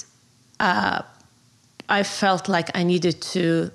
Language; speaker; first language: English; non-native, fluent; Arabic